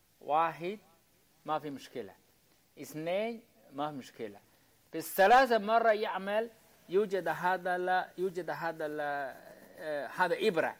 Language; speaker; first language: Arabic; non-native, learner; Chinese